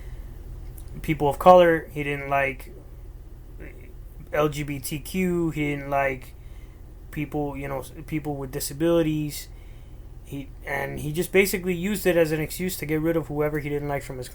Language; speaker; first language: English; early bilingual, other home language; Spanish